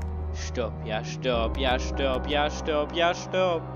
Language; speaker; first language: German; native; German